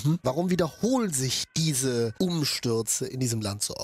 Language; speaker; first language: German; native; German